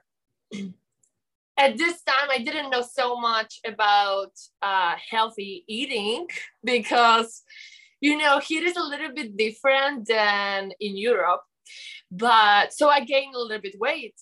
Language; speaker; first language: English; non-native, learner; Polish